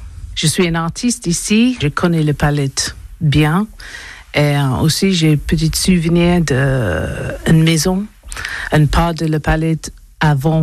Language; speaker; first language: French; non-native, learner; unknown